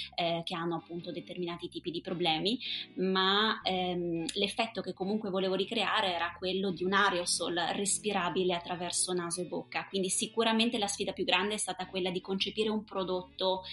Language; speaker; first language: Italian; native; Italian